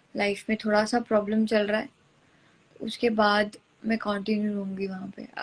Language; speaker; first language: Hindi; native; Hindi